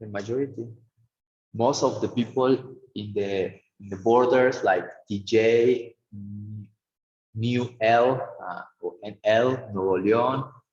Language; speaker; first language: English; non-native, fluent; Spanish